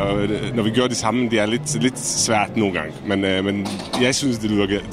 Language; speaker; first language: Danish; non-native, fluent; Czech